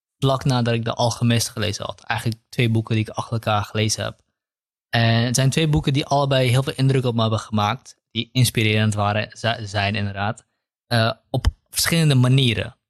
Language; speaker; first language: Dutch; early bilingual, other home language; Kurdish